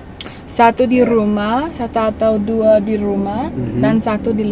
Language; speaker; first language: Indonesian; non-native, learner; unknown